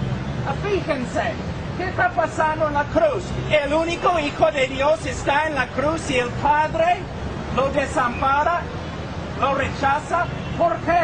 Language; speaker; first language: Spanish; non-native, fluent; English